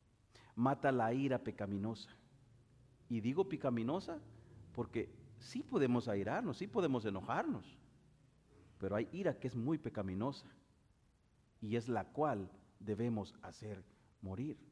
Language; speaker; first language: Spanish; native; Spanish